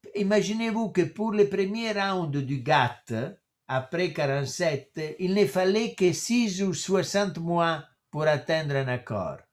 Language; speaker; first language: French; non-native, fluent; Italian